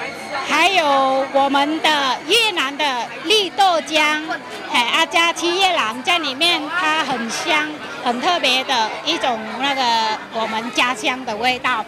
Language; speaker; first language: Chinese; non-native, fluent; Vietnamese